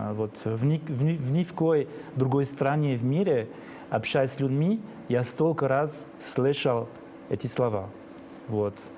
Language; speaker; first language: Russian; non-native, fluent; French